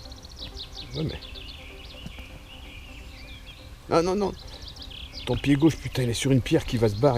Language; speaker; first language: French; native; French